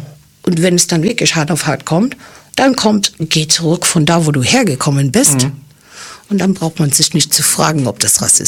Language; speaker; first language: German; early bilingual, other home language; English